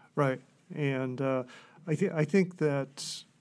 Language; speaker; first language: English; native; English